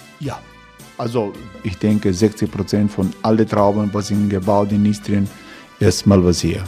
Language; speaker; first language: German; non-native, learner; Croatian